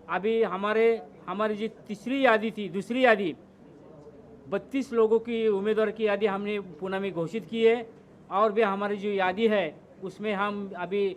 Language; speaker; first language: Hindi; non-native, local second language; Marathi